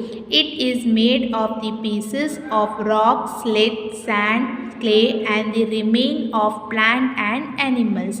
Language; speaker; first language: English; non-native, local second language; Hindi